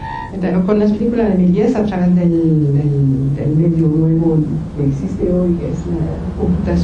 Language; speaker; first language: Spanish; non-native, fluent; French